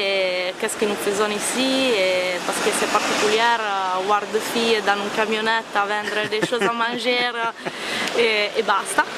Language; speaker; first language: French; non-native, learner; Italian